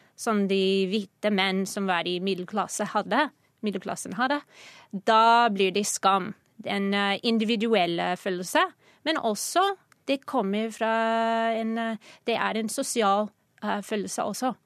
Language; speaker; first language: Norwegian; non-native, fluent; English